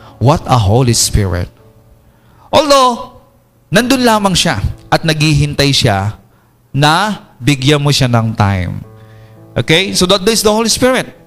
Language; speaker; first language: Filipino; non-native, local second language; Iloko